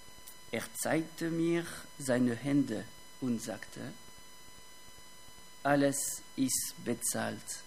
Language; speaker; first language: German; non-native, fluent; French